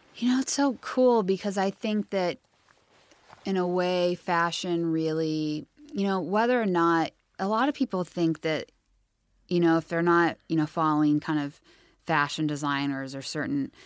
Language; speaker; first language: English; native; English